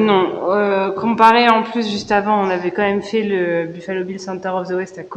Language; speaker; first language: French; native; French